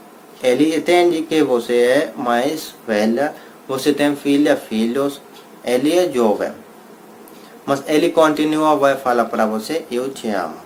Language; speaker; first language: Portuguese; non-native, learner; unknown